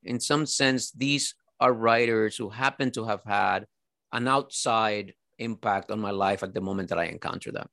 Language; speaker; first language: English; early bilingual, other home language; Spanish